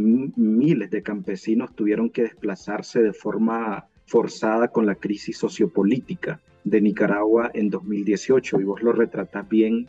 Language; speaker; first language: Spanish; native; Spanish